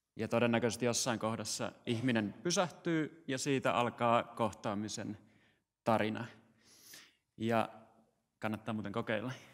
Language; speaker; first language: Finnish; native; Finnish